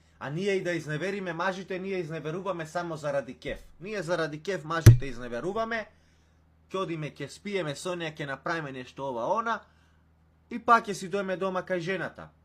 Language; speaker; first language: Macedonian; non-native, local second language; Romany